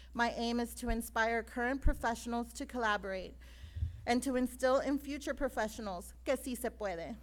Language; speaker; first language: English; native; English